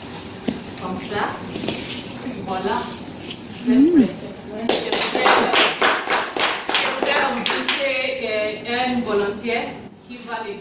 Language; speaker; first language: French; non-native, learner; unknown